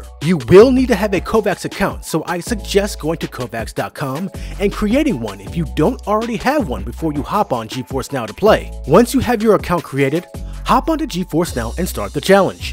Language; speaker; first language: English; native; English